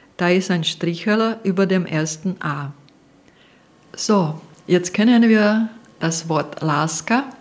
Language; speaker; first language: German; non-native, fluent; Czech